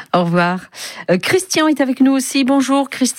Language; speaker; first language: French; native; French